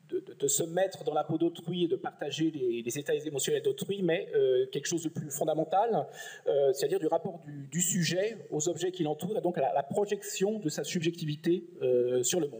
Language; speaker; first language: French; native; French